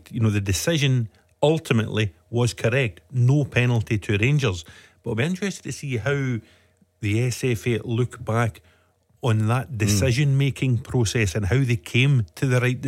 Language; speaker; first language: English; native; English